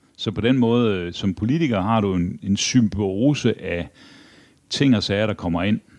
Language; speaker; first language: Danish; native; Danish